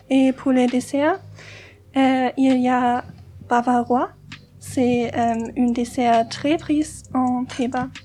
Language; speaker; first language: French; non-native, learner; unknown